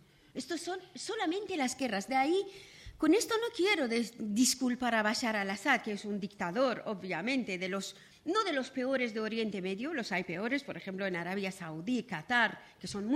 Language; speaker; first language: Spanish; non-native, fluent; Persian